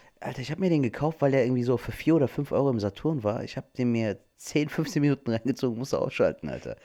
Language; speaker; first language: German; early bilingual, other home language; Turkish